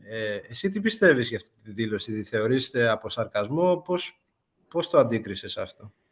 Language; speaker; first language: Greek; early bilingual, heritage; Greek